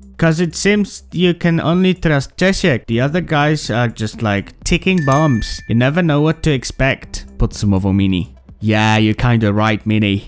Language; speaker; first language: English; non-native, fluent; Polish